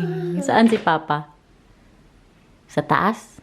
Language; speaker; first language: Filipino; non-native, local second language; Cebuano